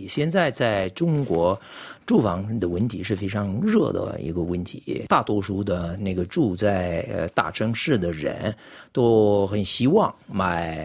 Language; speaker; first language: Chinese; non-native, fluent; French